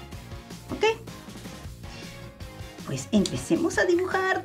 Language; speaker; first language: Spanish; native; Spanish